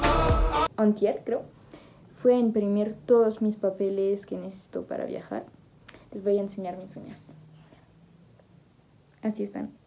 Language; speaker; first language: Spanish; non-native, learner; French